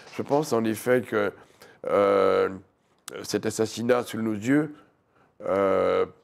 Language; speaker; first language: French; native; French